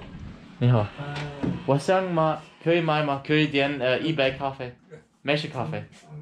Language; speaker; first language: Chinese; non-native, learner; German